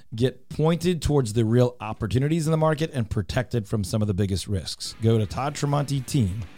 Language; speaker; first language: English; native; English